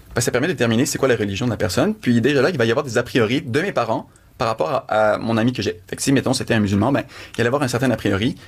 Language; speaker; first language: French; early bilingual, other home language; Arabic